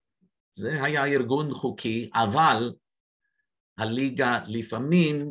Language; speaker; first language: Hebrew; non-native, fluent; English